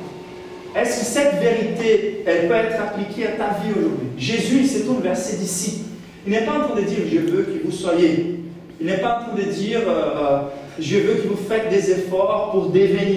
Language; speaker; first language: French; non-native, fluent; Portuguese